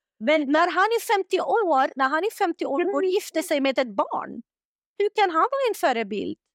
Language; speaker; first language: Swedish; non-native, fluent; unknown